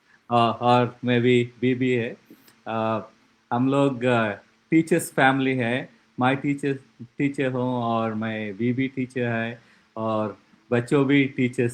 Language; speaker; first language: Hindi; non-native, local second language; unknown